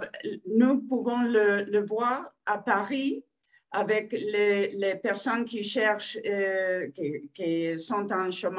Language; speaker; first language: French; non-native, fluent; Spanish